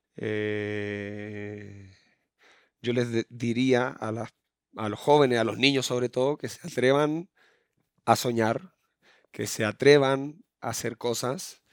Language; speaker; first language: Spanish; native; Spanish